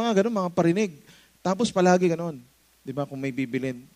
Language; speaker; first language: Filipino; native; Filipino